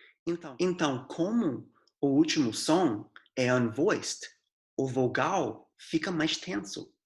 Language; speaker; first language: Portuguese; non-native, fluent; English